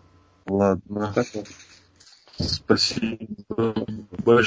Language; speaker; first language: Russian; non-native, fluent; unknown